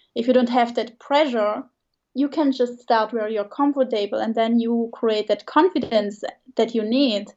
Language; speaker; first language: English; non-native, fluent; Swiss German